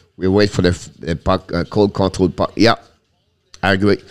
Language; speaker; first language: English; non-native, fluent; French